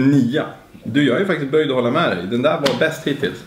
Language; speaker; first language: Swedish; native; Swedish